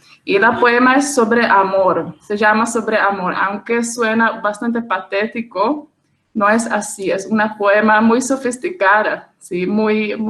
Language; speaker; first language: Spanish; non-native, fluent; Czech